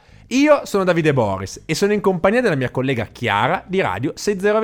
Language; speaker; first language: Italian; native; Italian